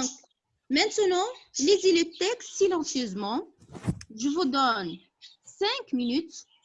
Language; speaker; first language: French; non-native, local second language; Arabic